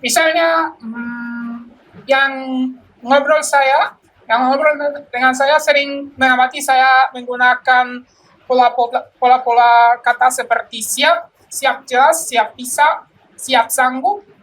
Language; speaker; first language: Indonesian; non-native, fluent; Polish